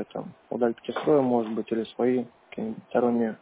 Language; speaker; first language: Russian; native; Russian